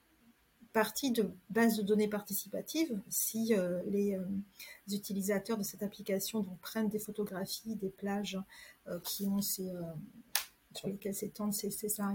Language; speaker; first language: French; native; French